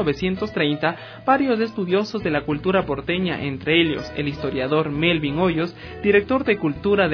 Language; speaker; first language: Spanish; native; Spanish